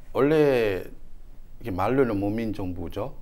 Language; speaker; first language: Korean; non-native, fluent; Burmese